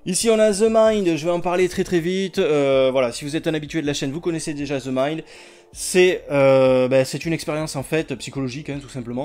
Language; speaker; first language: French; native; French